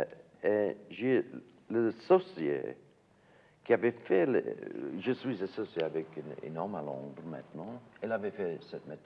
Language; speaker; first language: French; non-native, learner; English